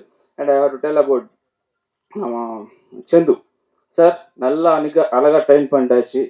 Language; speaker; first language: Tamil; non-native, learner; Telugu